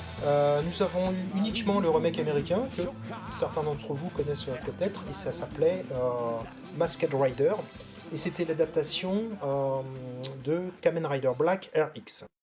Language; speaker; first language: French; native; French